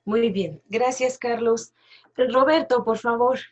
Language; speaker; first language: Spanish; native; Spanish